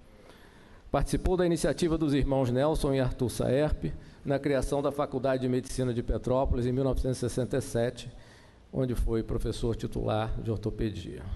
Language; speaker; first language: Portuguese; native; Portuguese